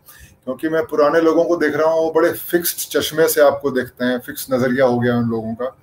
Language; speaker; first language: Hindi; native; Hindi